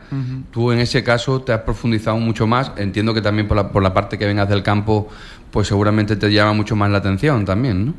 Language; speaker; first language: Spanish; native; Spanish